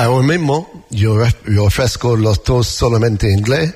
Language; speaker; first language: Spanish; non-native, learner; English